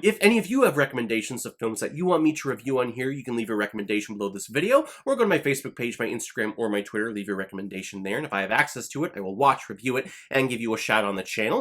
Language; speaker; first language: English; native; English